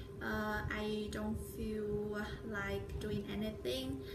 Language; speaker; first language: English; non-native, learner; Vietnamese